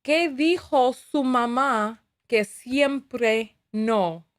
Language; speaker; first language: Spanish; non-native, learner; English